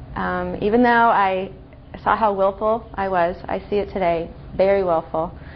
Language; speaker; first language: English; native; English